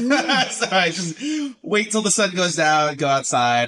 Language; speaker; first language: English; native; English